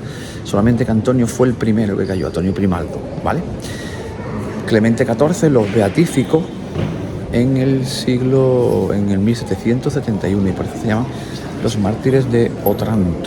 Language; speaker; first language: Spanish; native; Spanish